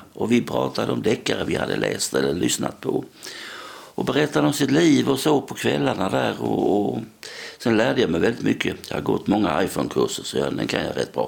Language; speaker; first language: Swedish; native; Swedish